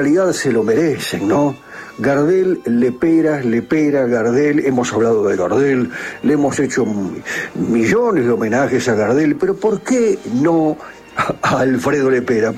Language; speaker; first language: Spanish; native; Spanish